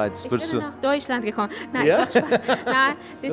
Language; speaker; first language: German; non-native, fluent; Persian